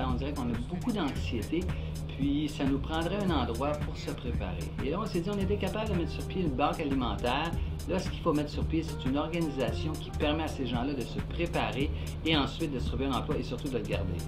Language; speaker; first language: French; native; French